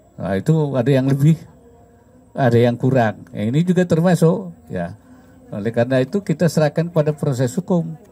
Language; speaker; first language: Indonesian; native; Indonesian